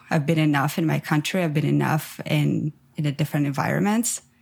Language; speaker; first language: English; non-native, fluent; Ukrainian